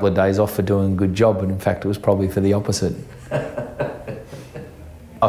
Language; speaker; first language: English; native; English